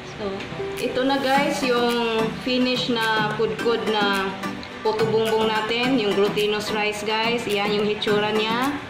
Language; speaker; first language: Filipino; non-native, local second language; Cebuano